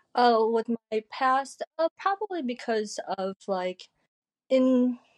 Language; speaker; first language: English; early bilingual, other home language; Korean